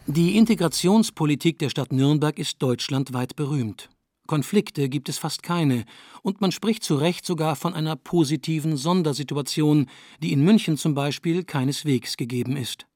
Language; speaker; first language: German; native; German